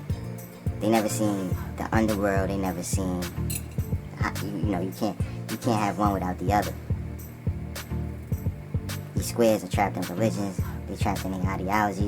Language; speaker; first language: English; native; English